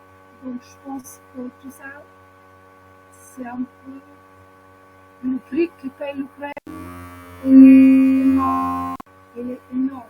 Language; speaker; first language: French; non-native, fluent; Ukrainian